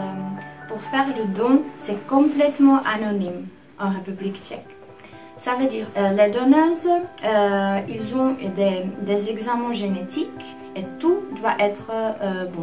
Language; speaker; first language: French; non-native, fluent; Czech